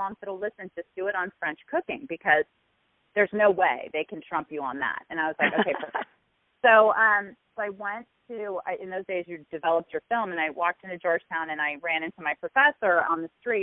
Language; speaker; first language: English; native; English